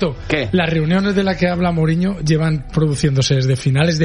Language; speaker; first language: Spanish; native; Spanish